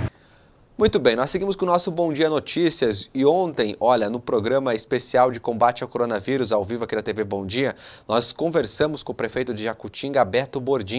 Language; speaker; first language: Portuguese; native; Portuguese